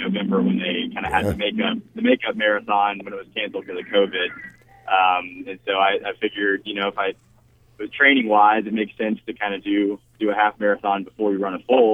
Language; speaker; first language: English; native; English